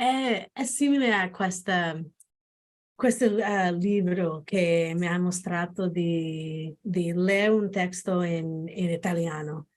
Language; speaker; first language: Italian; non-native, learner; English